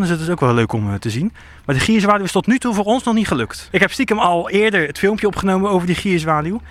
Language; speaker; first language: Dutch; native; Dutch